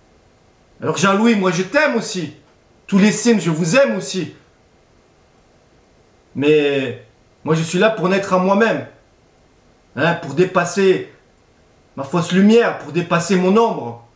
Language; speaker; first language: French; native; French